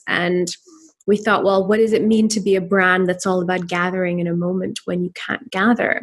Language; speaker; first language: English; non-native, local second language; Urdu